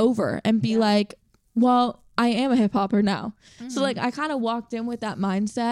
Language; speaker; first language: English; native; English